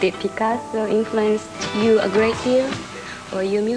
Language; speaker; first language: English; non-native, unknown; Japanese